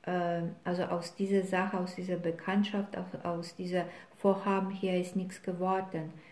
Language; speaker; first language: German; non-native, fluent; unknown